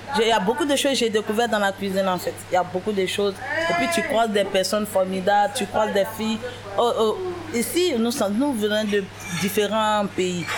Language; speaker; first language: French; non-native, local second language; Bambara